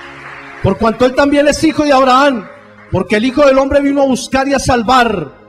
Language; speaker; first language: Spanish; native; Spanish